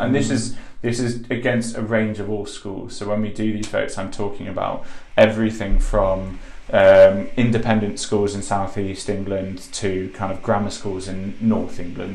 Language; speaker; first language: English; native; English